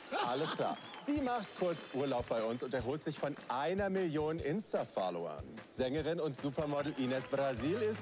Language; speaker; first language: German; native; German